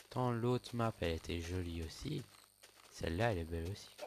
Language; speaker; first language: French; native; French